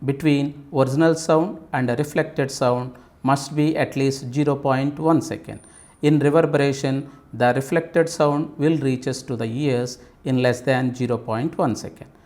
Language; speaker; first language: English; non-native, local second language; Telugu